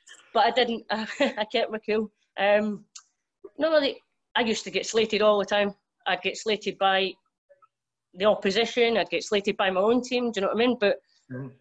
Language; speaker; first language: English; native; English